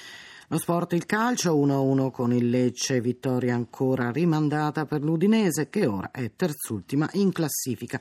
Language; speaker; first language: Italian; native; Italian